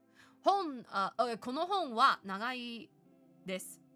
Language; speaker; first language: Japanese; non-native, learner; English